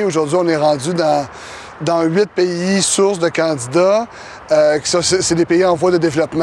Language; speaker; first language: French; native; French